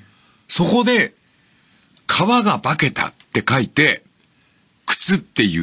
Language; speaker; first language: Japanese; native; Japanese